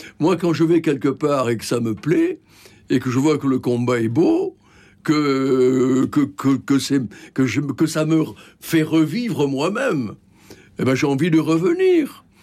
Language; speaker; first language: French; native; French